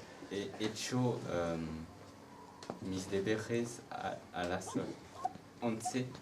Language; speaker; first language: Spanish; non-native, learner; French